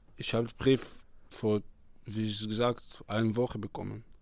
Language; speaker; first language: German; non-native, learner; Arabic